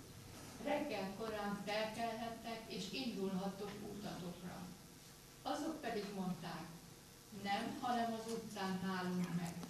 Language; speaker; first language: Hungarian; native; Hungarian